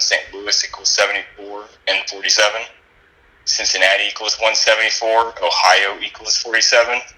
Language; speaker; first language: English; native; English